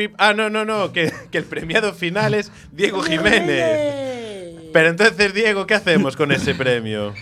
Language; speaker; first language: Spanish; native; Spanish